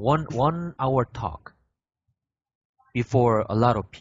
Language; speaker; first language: English; non-native, learner; Korean